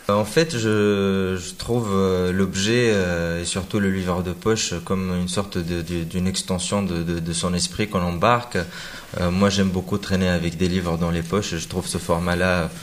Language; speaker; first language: French; non-native, local second language; Arabic